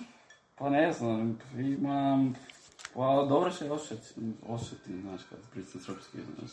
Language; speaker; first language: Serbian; early bilingual, heritage; Spanish